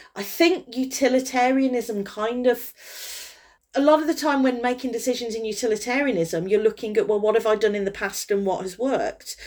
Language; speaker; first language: English; native; English